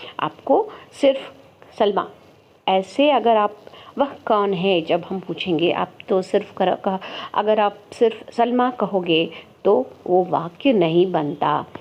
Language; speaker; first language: Hindi; non-native, local second language; Kannada